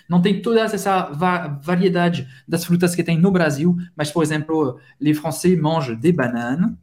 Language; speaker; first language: Portuguese; non-native, fluent; French